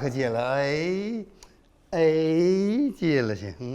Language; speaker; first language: Russian; non-native, learner; Chinese